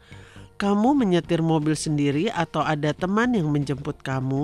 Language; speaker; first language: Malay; non-native, fluent; Chinese